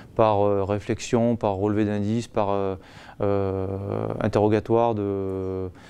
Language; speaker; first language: French; native; French